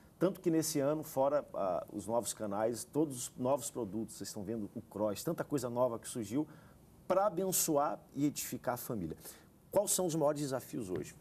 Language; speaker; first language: Portuguese; native; Portuguese